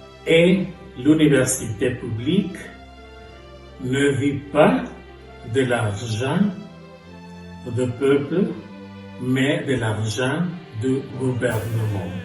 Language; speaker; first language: French; non-native, fluent; Spanish